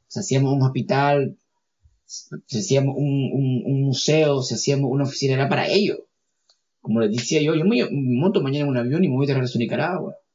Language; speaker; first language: Spanish; native; Spanish